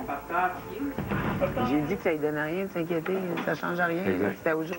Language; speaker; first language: French; native; French